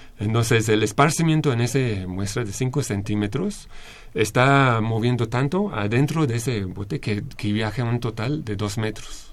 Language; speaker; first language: Spanish; non-native, fluent; English